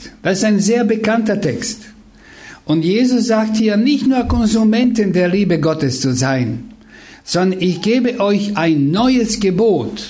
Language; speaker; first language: German; non-native, fluent; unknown